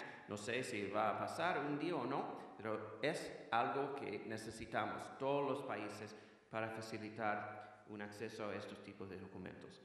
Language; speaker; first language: Spanish; non-native, fluent; English